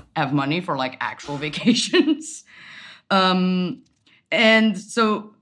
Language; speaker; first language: English; non-native, fluent; Portuguese